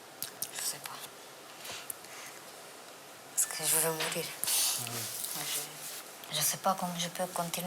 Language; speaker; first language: French; non-native, learner; Romanian